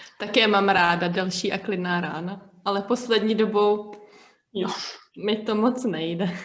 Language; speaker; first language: Czech; native; Czech